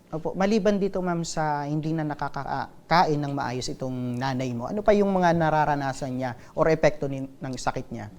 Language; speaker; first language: Filipino; non-native, local second language; Bikol